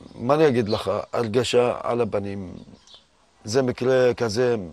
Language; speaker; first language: Hebrew; non-native, fluent; Arabic